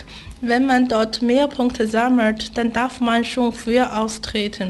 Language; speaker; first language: German; non-native, fluent; Chinese